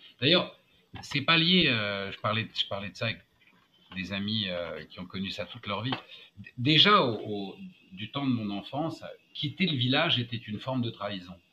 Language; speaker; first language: French; native; French